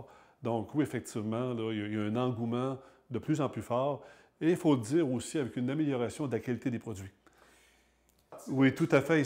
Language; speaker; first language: French; native; French